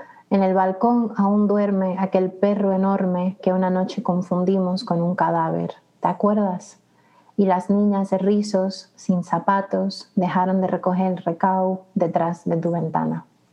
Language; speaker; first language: Spanish; early bilingual, other home language; English